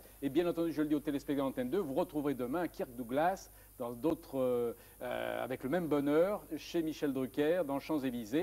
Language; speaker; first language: French; native; French